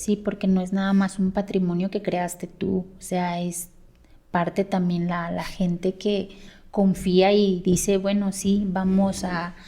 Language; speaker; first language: Spanish; native; Spanish